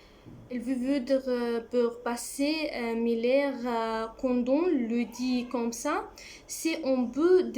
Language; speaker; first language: French; non-native, learner; Arabic